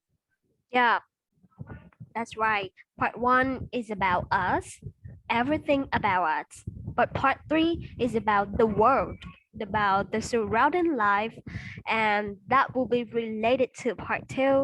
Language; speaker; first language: English; non-native, fluent; Vietnamese